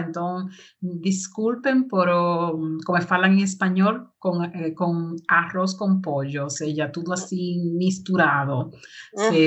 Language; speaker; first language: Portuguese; non-native, learner; Spanish